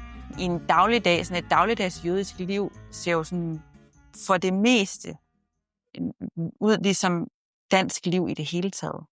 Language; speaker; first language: Danish; native; Danish